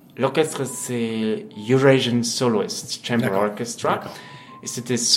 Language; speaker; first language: French; non-native, fluent; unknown